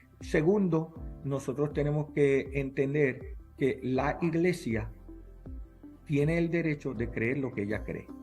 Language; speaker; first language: Spanish; early bilingual, heritage; English